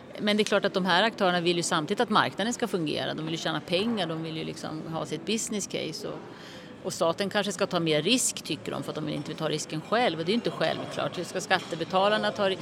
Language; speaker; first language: Swedish; native; Swedish